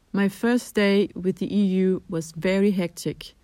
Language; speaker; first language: English; non-native, fluent; Danish